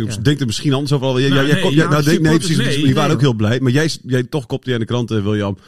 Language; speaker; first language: Dutch; native; Dutch